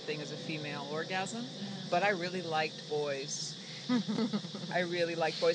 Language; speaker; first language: English; native; English